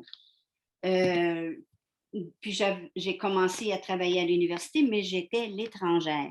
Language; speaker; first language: French; native; French